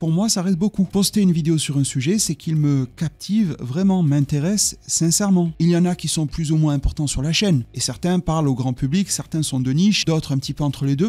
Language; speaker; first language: French; native; French